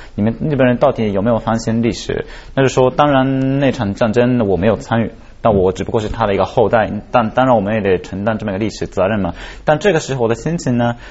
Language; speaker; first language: Chinese; non-native, fluent; Japanese